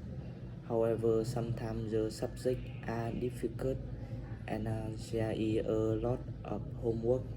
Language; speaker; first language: English; non-native, learner; Vietnamese